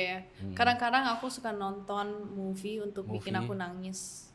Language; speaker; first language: Indonesian; early bilingual, heritage; English